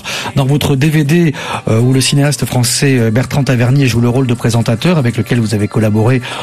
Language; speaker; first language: French; native; French